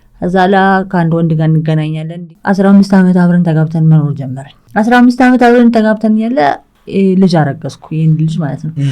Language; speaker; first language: Amharic; early bilingual, other home language; English